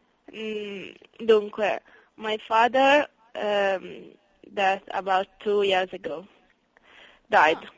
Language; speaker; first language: English; non-native, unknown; Italian